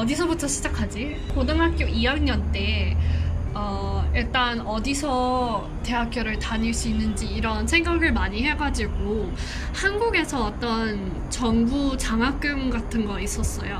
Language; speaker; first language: Korean; non-native, fluent; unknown